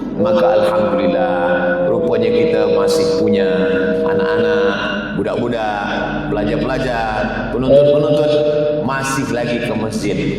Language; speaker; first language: Malay; native; Malay